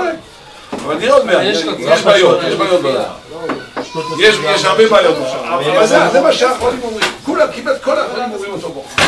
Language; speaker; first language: Hebrew; non-native, fluent; French